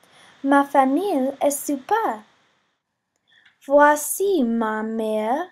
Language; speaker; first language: French; non-native, learner; English